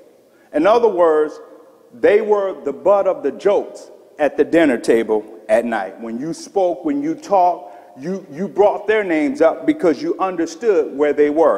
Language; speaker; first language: English; native; English